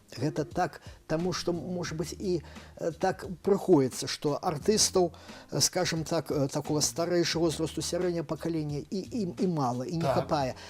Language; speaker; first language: Belarusian; native; Belarusian